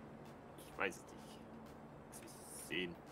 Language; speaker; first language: German; native; German